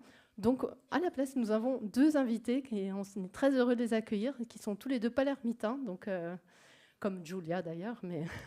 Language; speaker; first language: French; native; French